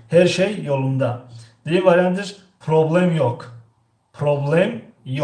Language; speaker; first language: Turkish; non-native, fluent; Tajik